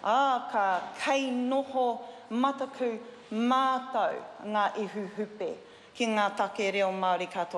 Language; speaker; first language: Māori; non-native, learner; English